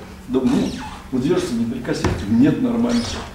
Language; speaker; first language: Russian; native; Russian